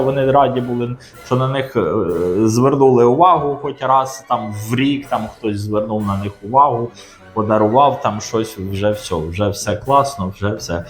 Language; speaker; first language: Ukrainian; non-native, local second language; Russian